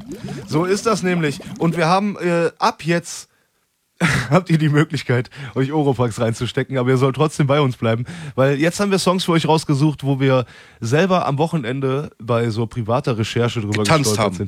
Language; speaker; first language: German; native; German